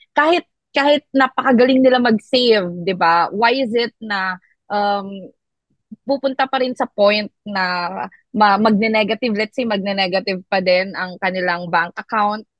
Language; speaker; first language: Filipino; non-native, local second language; Iloko